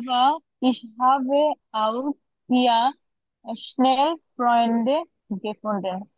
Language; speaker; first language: German; non-native, learner; Bangla